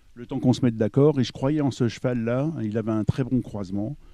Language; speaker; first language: French; native; French